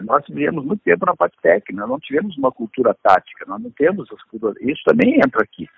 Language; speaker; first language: Portuguese; native; Portuguese